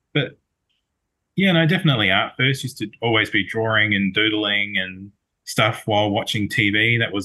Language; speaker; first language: English; native; English